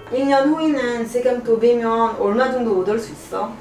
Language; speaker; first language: Korean; non-native, learner; French